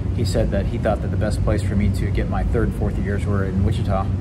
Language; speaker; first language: English; native; English